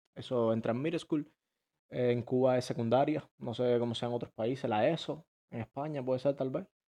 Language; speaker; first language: Spanish; native; Spanish